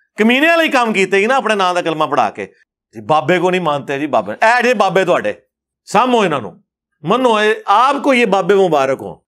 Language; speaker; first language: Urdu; non-native, local second language; Punjabi